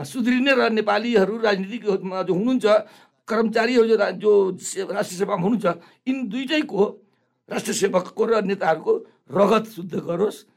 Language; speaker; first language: Nepali; non-native, local second language; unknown